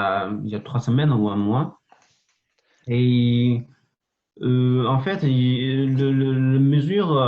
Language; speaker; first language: French; non-native, fluent; Chinese